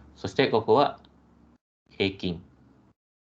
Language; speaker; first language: Japanese; non-native, fluent; Malay